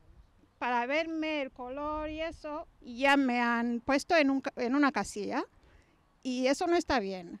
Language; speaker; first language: Spanish; non-native, fluent; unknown